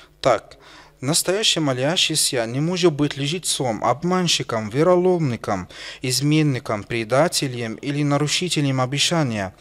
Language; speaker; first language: Russian; non-native, fluent; Arabic